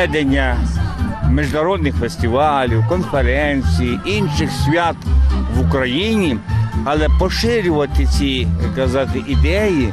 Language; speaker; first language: Ukrainian; native; Ukrainian